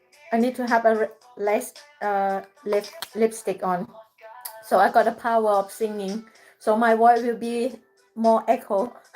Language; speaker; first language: English; non-native, fluent; Thai